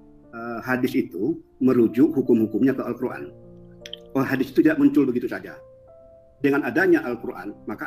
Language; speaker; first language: Indonesian; native; Indonesian